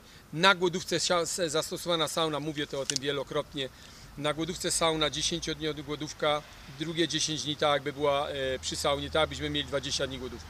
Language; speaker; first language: Polish; native; Polish